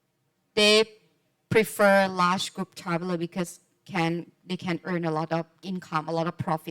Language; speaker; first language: English; non-native, fluent; Thai